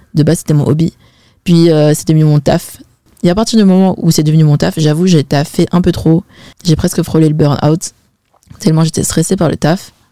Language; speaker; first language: French; early bilingual, other home language; Chinese